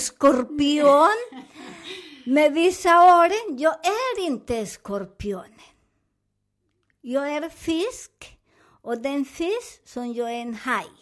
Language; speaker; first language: Swedish; non-native, fluent; Spanish